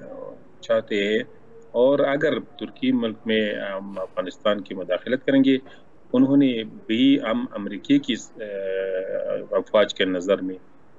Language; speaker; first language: Hindi; non-native, learner; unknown